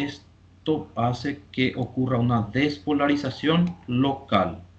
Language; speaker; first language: Spanish; native; Spanish